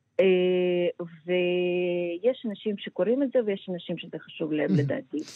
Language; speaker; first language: Hebrew; non-native, fluent; Russian